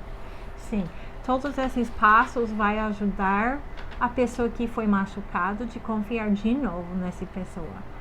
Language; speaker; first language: Portuguese; non-native, fluent; English